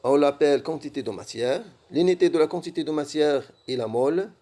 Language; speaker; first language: French; non-native, local second language; Arabic